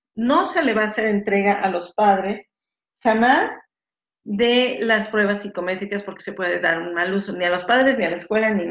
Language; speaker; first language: Spanish; native; Spanish